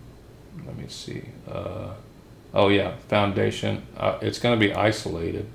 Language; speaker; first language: English; native; English